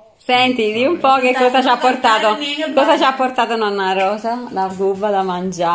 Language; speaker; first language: Italian; non-native, fluent; Spanish